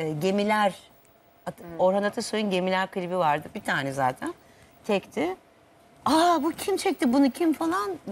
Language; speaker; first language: Turkish; native; Turkish